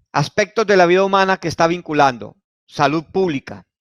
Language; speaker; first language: Spanish; native; Spanish